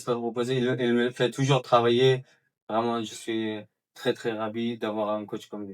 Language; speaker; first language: French; non-native, fluent; Persian